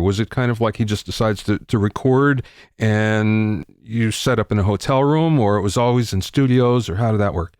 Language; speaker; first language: English; native; English